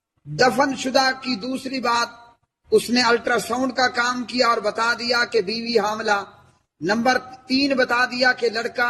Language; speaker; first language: Urdu; native; Urdu